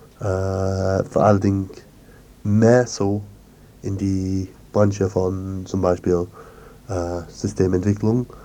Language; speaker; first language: German; non-native, learner; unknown